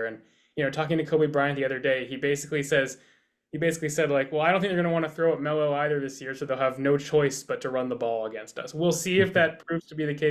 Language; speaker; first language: English; native; English